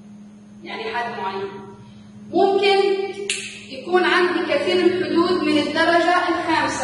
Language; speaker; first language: Arabic; native; Arabic